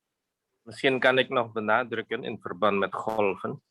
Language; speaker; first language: Dutch; non-native, fluent; Indonesian